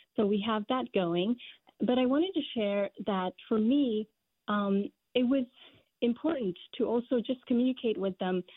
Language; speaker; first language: English; non-native, fluent; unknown